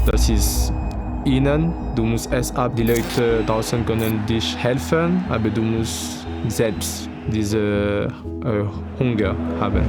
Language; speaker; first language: German; non-native, fluent; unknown